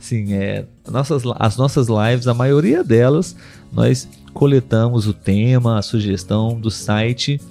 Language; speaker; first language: Portuguese; native; Portuguese